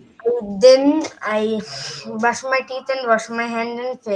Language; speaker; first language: English; non-native, learner; Bangla